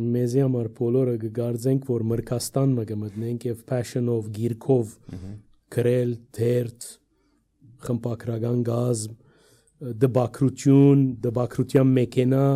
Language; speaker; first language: Armenian; early bilingual, heritage; Armenian